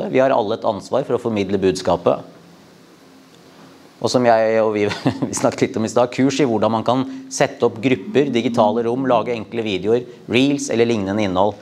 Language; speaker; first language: Norwegian; native; Norwegian